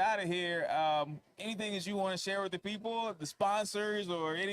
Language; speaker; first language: English; native; English